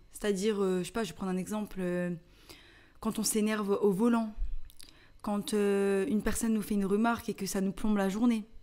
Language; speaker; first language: French; native; French